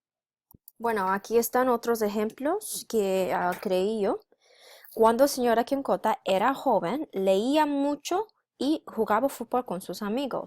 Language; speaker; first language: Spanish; non-native, fluent; English